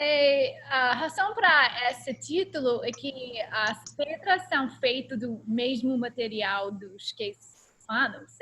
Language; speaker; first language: Portuguese; non-native, learner; English